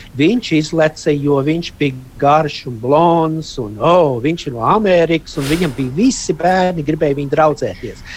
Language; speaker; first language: Latvian; early bilingual, heritage; Latvian